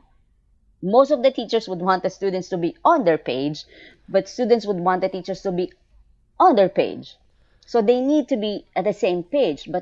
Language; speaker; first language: English; non-native, local second language; Filipino